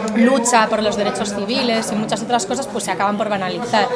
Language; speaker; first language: Spanish; native; Spanish